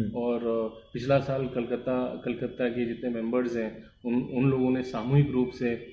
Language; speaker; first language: Hindi; non-native, local second language; Bangla